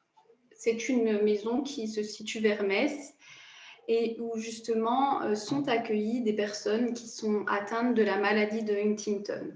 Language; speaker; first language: French; native; French